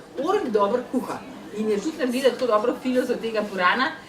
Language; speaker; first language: Slovenian; native; Slovenian